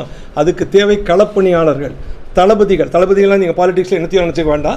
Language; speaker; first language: Tamil; native; Tamil